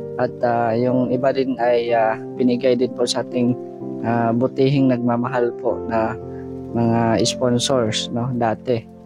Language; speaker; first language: Filipino; non-native, local second language; Cebuano